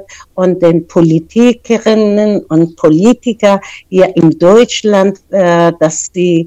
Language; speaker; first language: German; non-native, fluent; Persian